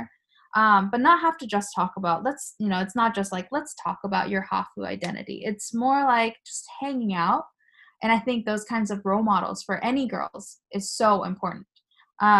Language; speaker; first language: English; early bilingual, other home language; Japanese